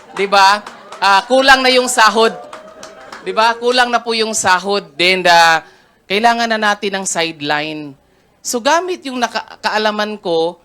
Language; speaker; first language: Filipino; non-native, local second language; Cebuano